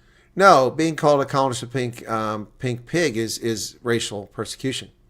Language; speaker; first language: English; native; English